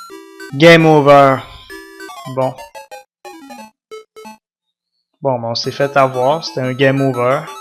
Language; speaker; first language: French; native; French